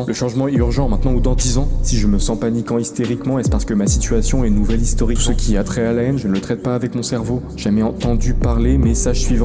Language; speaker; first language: French; native; French